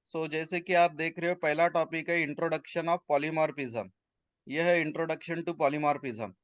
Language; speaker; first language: Hindi; non-native, local second language; Marathi